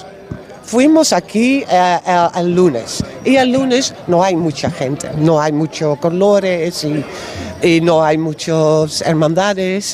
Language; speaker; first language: Spanish; non-native, learner; Dutch